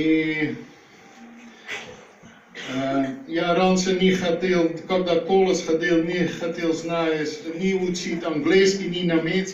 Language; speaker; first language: Russian; non-native, learner; Dutch